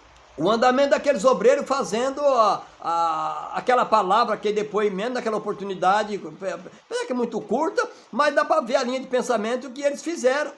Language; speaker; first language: Portuguese; native; Portuguese